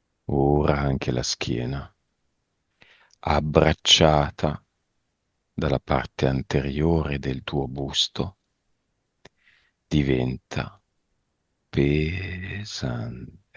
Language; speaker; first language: Italian; native; Italian